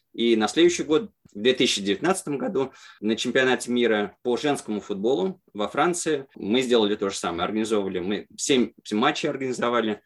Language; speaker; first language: Russian; native; Russian